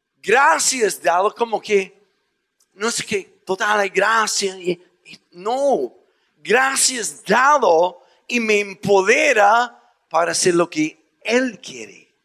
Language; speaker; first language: Spanish; non-native, fluent; English